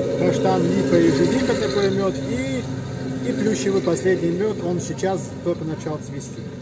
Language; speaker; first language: Russian; non-native, local second language; Adyghe